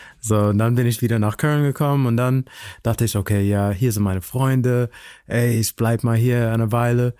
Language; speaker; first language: German; non-native, fluent; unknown